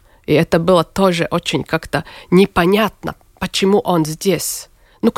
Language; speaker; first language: Russian; non-native, local second language; Latvian